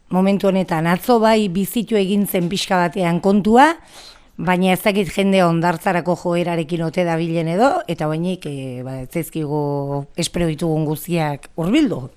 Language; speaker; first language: Basque; native; Basque